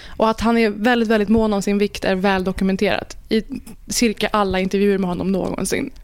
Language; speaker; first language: Swedish; early bilingual, other home language; Persian